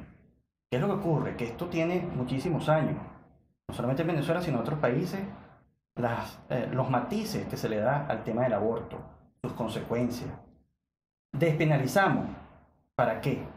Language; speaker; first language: Spanish; native; Spanish